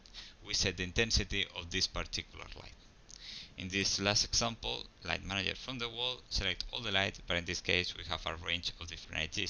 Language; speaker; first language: English; non-native, fluent; Spanish